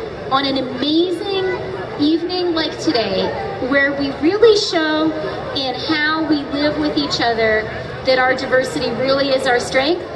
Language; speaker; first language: English; native; English